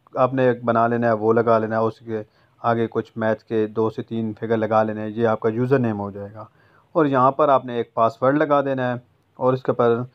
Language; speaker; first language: Urdu; non-native, local second language; Punjabi